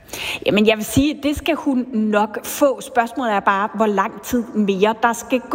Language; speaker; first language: Danish; native; Danish